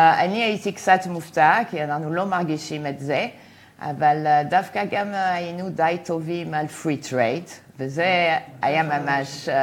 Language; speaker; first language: Hebrew; non-native, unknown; French